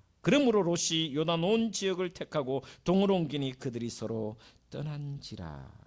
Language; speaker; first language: Korean; native; Korean